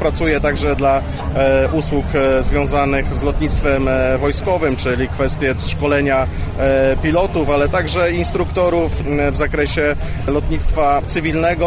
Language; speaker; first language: Polish; native; Polish